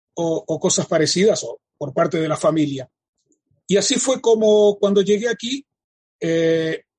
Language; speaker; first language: Spanish; native; Spanish